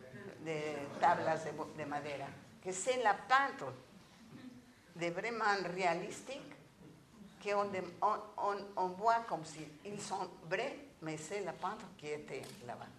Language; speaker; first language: French; non-native, learner; Spanish